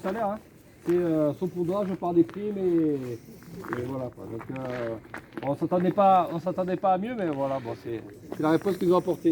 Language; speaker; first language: French; native; French